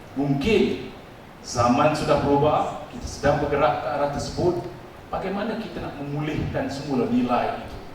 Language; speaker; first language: Malay; non-native, local second language; Tamil